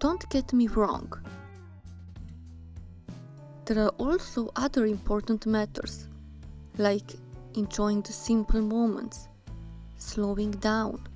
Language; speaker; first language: English; non-native, fluent; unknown